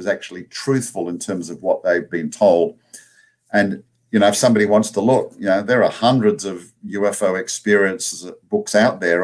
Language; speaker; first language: English; native; English